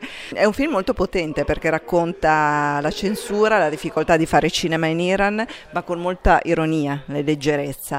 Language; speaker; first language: Italian; native; Italian